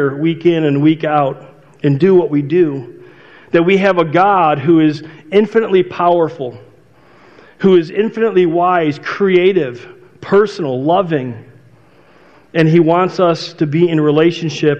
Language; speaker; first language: English; native; English